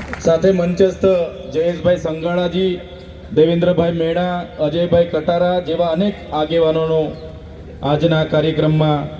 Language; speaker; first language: Gujarati; non-native, local second language; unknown